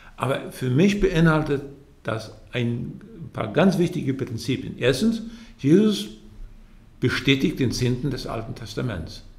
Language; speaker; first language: German; early bilingual, heritage; German